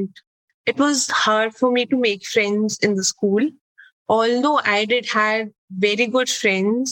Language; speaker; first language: English; non-native, local second language; Hindi